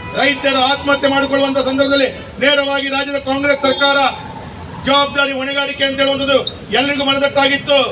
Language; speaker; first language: Kannada; native; Kannada